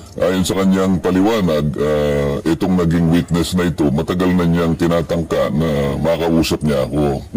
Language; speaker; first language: Filipino; non-native, local second language; Cebuano